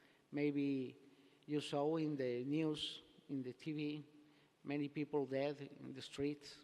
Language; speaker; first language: English; non-native, learner; Spanish